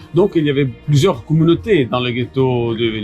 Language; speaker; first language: French; non-native, fluent; Italian